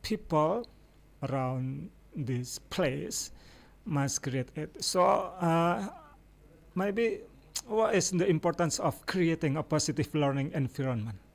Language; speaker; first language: English; non-native, fluent; Indonesian